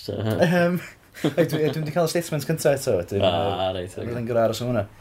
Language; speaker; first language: Welsh; native; Welsh